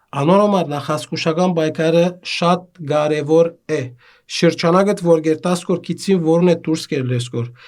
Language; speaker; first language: Armenian; native; Armenian